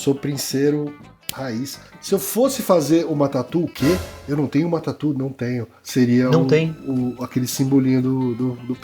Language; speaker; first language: Portuguese; native; Portuguese